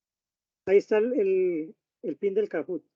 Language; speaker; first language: Spanish; native; Spanish